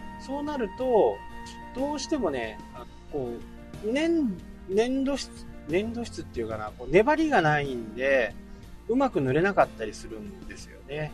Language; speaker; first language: Japanese; native; Japanese